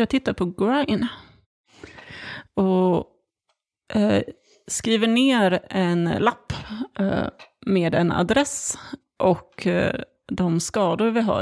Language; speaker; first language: Swedish; native; Swedish